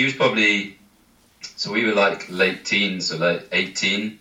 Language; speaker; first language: English; native; English